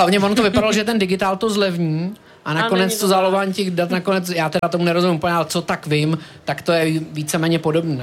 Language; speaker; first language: Czech; native; Czech